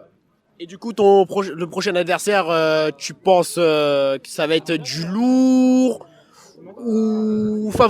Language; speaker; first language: French; native; French